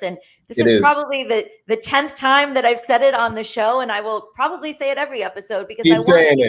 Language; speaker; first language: English; native; English